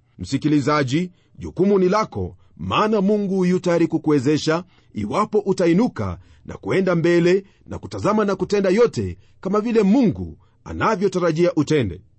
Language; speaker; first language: Swahili; non-native, local second language; Luyia